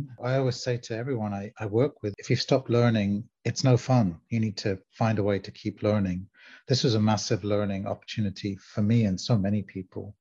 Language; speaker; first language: English; native; English